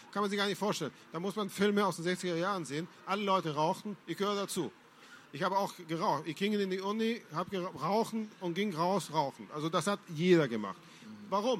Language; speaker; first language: German; non-native, fluent; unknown